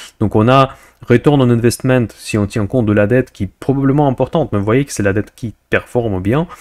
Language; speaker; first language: French; non-native, fluent; Russian